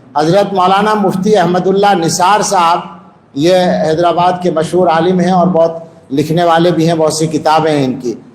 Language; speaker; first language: Urdu; non-native, local second language; Punjabi